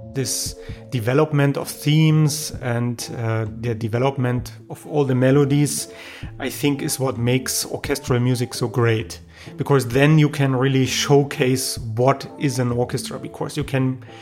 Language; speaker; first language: English; non-native, fluent; German